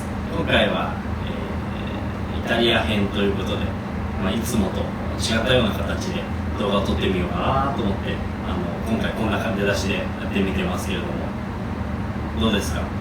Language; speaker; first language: Japanese; native; Japanese